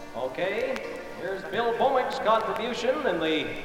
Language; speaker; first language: English; early bilingual, other home language; Ukrainian